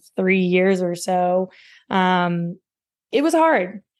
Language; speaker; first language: English; native; English